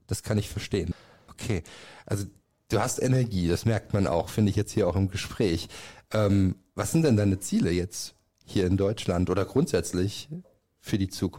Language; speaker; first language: German; native; German